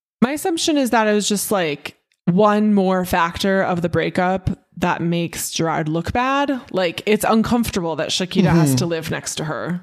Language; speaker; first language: English; native; English